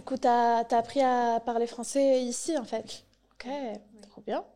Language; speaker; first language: French; native; French